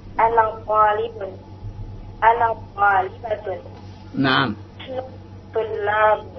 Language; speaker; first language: Arabic; non-native, learner; Indonesian